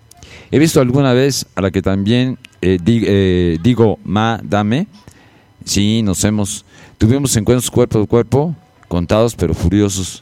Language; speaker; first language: Spanish; native; Spanish